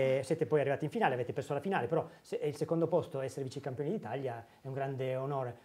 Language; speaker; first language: Italian; native; Italian